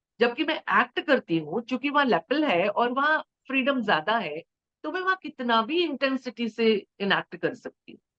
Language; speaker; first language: Hindi; native; Hindi